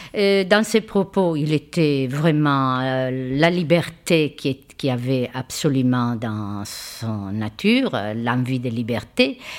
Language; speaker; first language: French; non-native, fluent; Italian